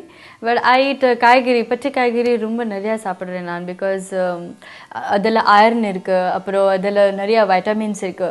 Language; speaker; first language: Tamil; non-native, learner; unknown